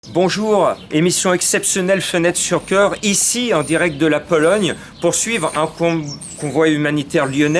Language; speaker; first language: French; native; French